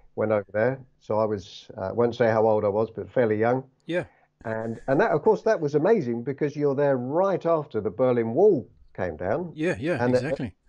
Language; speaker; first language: English; native; English